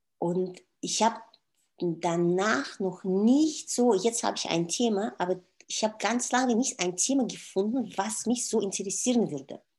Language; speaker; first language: German; non-native, fluent; Russian